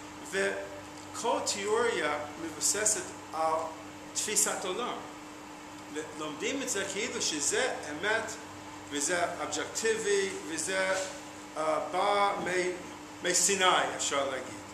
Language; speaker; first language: Hebrew; non-native, fluent; English